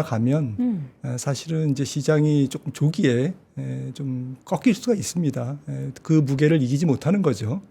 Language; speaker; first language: Korean; native; Korean